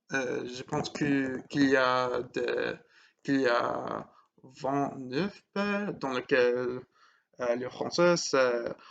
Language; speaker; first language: French; non-native, learner; English